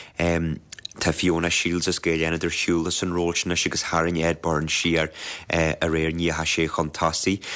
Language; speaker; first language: Irish; native; Irish